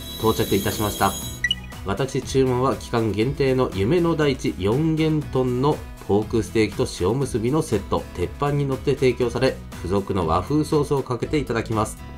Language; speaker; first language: Japanese; native; Japanese